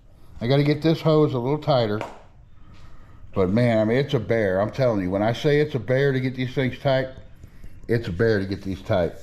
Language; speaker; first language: English; native; English